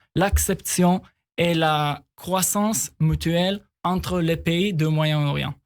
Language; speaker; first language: French; non-native, fluent; Hebrew